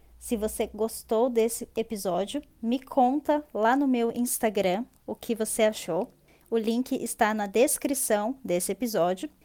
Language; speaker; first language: Portuguese; native; Portuguese